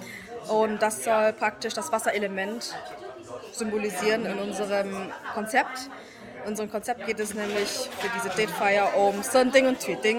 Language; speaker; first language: German; early bilingual, other home language; Vietnamese